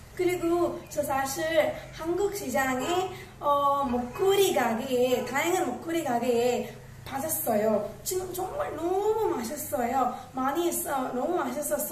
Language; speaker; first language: Korean; non-native, learner; Tamil